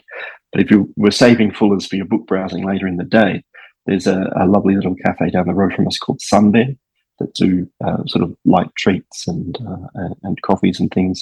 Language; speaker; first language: English; native; English